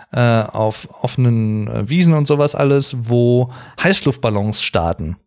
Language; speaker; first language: German; native; German